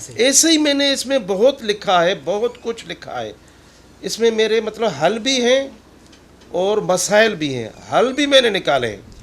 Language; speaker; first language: Urdu; non-native, local second language; Sindhi